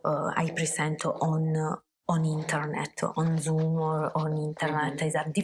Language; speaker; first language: English; non-native, learner; Italian